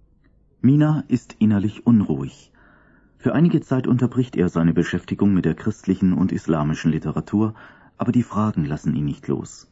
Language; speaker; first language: German; native; German